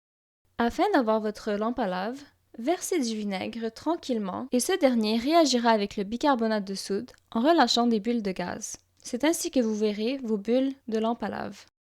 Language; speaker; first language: French; native; French